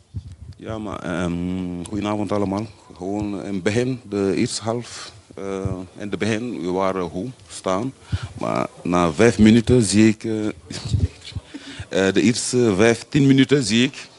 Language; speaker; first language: Dutch; non-native, fluent; French